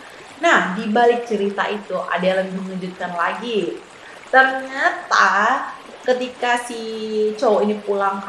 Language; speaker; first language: Indonesian; native; Indonesian